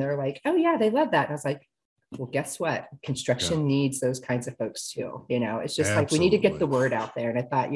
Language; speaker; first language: English; native; English